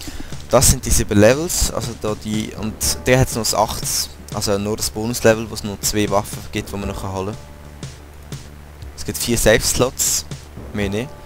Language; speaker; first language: German; native; German